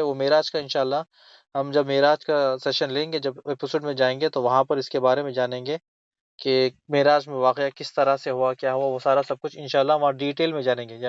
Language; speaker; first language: Urdu; native; Urdu